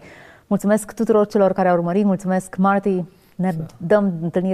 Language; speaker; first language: Romanian; native; Romanian